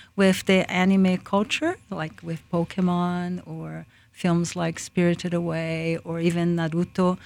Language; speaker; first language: English; early bilingual, other home language; Portuguese